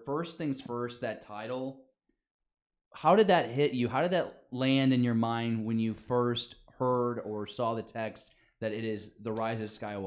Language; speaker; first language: English; native; English